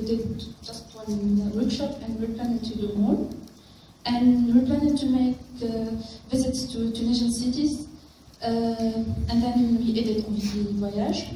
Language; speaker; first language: English; non-native, local second language; Arabic